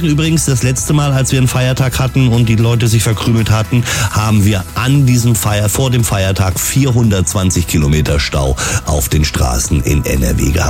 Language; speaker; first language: German; native; German